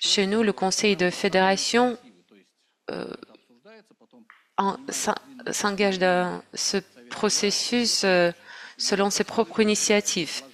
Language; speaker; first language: French; non-native, fluent; Russian